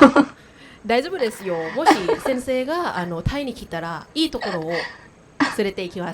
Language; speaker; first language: Japanese; non-native, learner; Thai